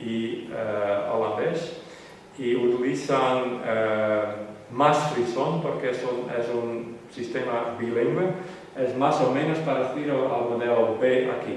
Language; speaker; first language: Spanish; non-native, fluent; Western Frisian